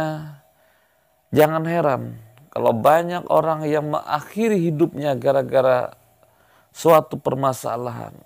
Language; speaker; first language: Indonesian; native; Indonesian